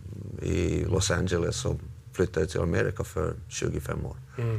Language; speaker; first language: Swedish; non-native, local second language; Finnish